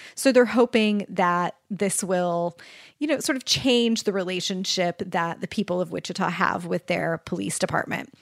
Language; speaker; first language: English; native; English